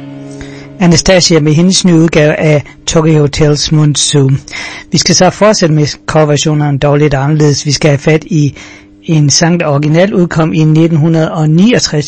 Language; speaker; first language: Danish; native; Danish